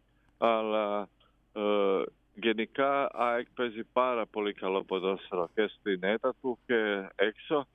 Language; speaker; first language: Greek; non-native, fluent; Croatian